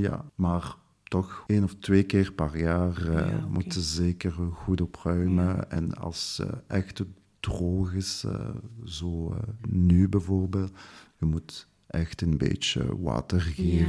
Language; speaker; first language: Dutch; non-native, local second language; French